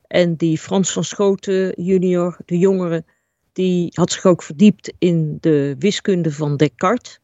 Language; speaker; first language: Dutch; native; Dutch